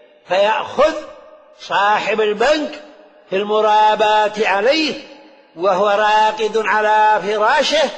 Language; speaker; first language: Arabic; native; Arabic